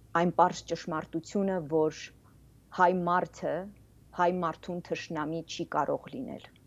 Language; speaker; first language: Armenian; native; Armenian